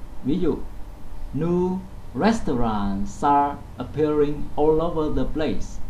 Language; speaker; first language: English; non-native, fluent; Vietnamese